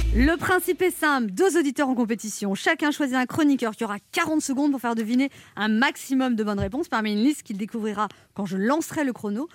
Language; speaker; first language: French; native; French